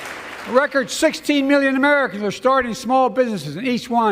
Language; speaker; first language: English; native; English